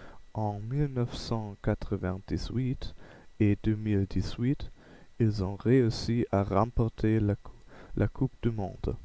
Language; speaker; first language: French; non-native, learner; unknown